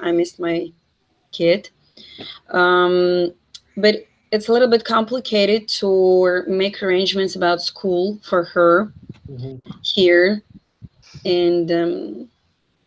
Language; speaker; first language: English; non-native, fluent; Russian